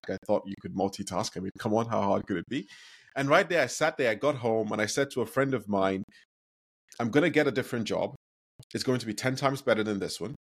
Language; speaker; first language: English; non-native, local second language; Yoruba